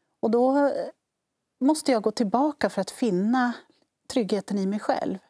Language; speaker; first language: Swedish; native; Swedish